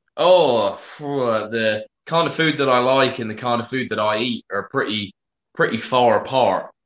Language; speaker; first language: English; native; English